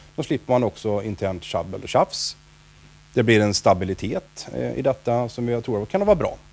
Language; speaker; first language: Swedish; native; Swedish